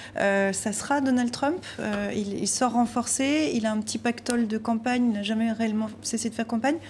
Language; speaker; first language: French; native; French